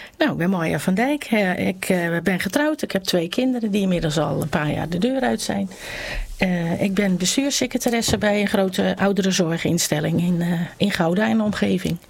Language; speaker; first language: Dutch; native; Dutch